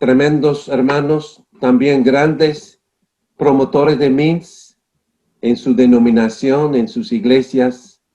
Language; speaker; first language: Spanish; non-native, fluent; English